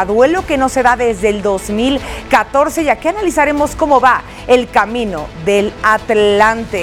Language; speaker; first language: Spanish; native; Spanish